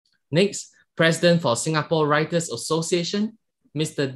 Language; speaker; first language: English; non-native, local second language; Chinese